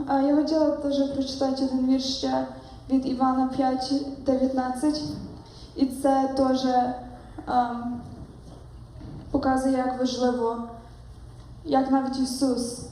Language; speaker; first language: Ukrainian; early bilingual, heritage; Ukrainian